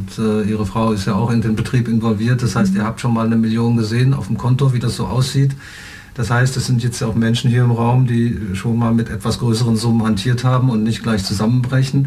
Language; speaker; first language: German; native; German